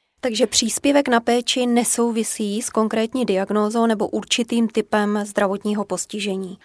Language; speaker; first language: Czech; native; Czech